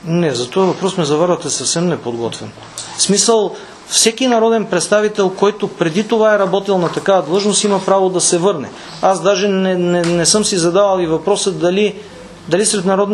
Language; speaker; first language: Bulgarian; native; Bulgarian